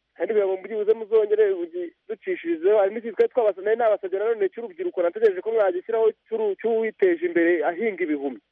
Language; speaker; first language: Kinyarwanda; native; Kinyarwanda